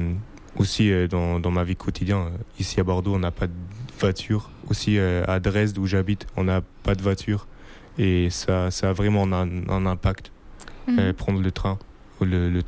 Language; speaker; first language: French; non-native, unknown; German